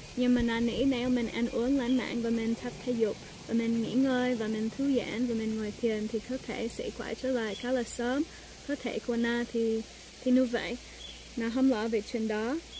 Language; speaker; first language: Vietnamese; non-native, learner; English